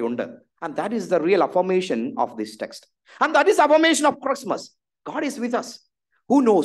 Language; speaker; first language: English; non-native, local second language; Malayalam